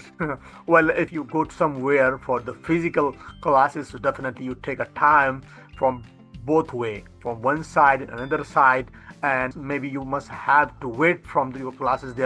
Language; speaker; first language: English; non-native, fluent; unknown